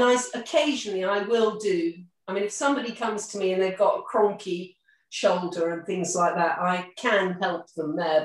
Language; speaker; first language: English; native; English